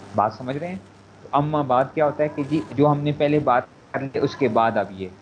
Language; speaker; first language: Urdu; native; Urdu